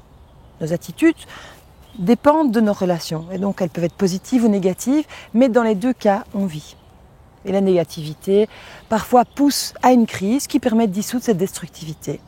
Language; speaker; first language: French; native; French